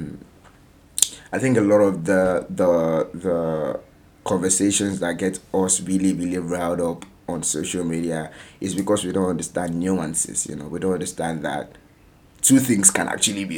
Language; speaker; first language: English; non-native, local second language; Yoruba